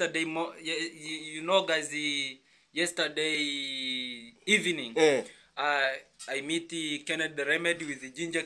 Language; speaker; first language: English; non-native, learner; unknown